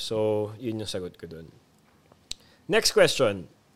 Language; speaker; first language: English; non-native, local second language; Filipino